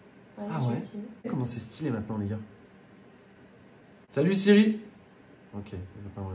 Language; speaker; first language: French; native; French